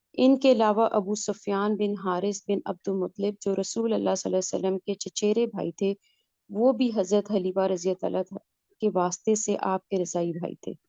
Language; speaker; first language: Urdu; native; Urdu